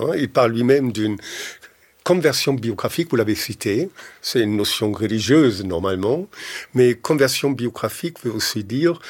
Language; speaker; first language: French; non-native, fluent; German